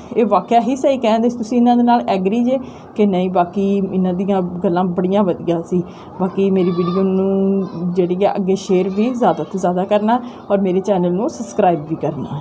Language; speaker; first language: Punjabi; native; Punjabi